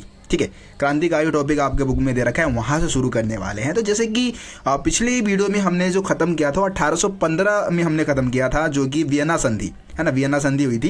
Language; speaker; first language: Hindi; native; Hindi